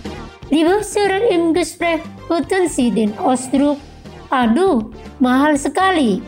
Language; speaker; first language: German; non-native, fluent; Indonesian